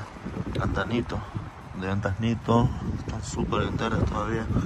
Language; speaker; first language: Spanish; native; Spanish